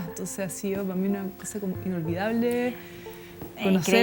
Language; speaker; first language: Spanish; native; Spanish